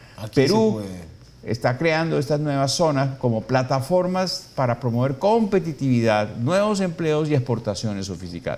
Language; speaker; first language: Spanish; native; Spanish